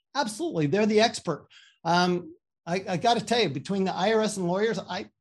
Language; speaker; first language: English; native; English